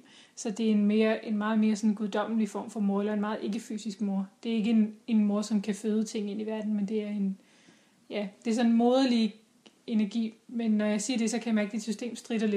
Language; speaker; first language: Danish; native; Danish